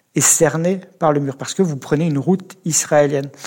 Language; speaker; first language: French; native; French